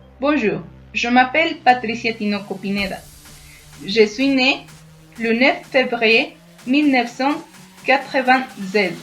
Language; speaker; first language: French; non-native, fluent; Spanish